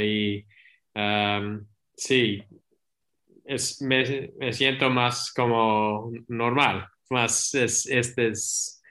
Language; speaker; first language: Spanish; non-native, learner; English